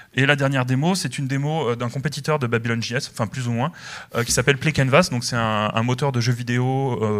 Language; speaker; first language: French; native; French